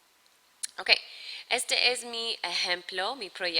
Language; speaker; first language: Spanish; non-native, fluent; English